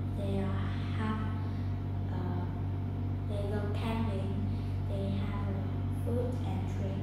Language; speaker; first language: English; non-native, learner; Vietnamese